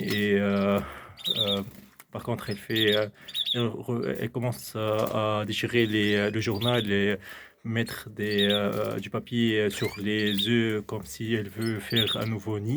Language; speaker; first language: French; non-native, fluent; Arabic